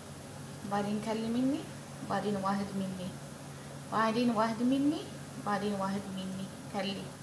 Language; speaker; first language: Arabic; non-native, learner; Amharic